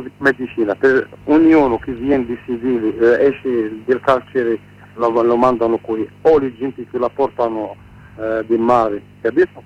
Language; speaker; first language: Italian; non-native, learner; Arabic